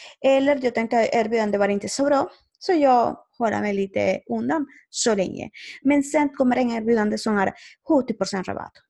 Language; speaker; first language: Swedish; non-native, fluent; Spanish